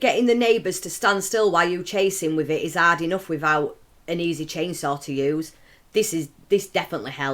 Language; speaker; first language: English; native; English